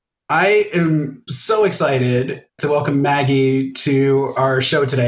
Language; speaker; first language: English; native; English